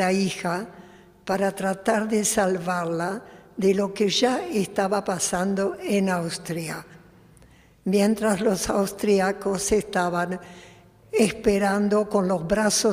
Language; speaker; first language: Spanish; early bilingual, other home language; Polish